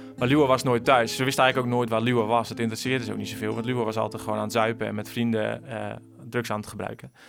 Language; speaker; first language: Dutch; native; Dutch